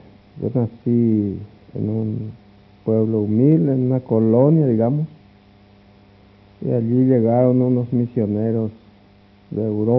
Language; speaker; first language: Spanish; non-native, local second language; Guarani